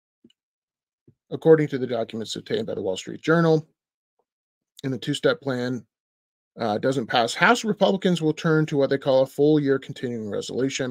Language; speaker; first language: English; native; English